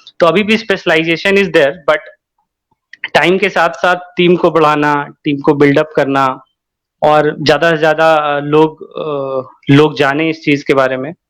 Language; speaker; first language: Hindi; native; Hindi